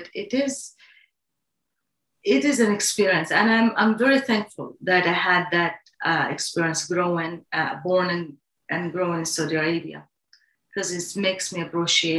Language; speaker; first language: English; non-native, fluent; Arabic